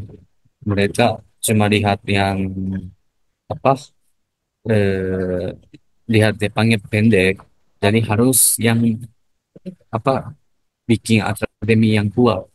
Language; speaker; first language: Indonesian; non-native, learner; Japanese